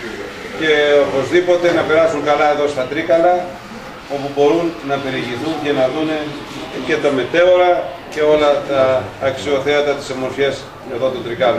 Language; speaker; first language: Greek; native; Greek